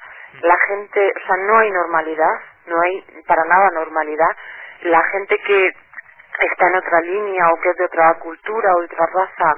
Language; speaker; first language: Spanish; native; Spanish